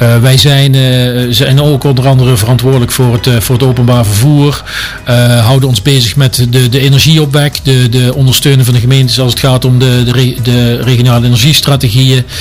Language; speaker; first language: Dutch; native; Dutch